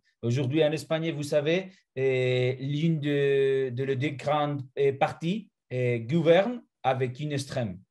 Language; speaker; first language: French; non-native, fluent; Spanish